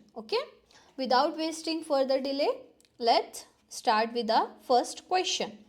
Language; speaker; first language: English; non-native, local second language; Kannada